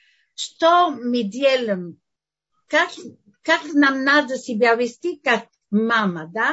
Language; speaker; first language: Russian; non-native, fluent; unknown